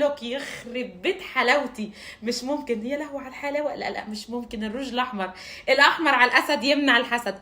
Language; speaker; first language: Arabic; native; Arabic